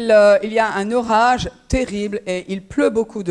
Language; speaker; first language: French; native; French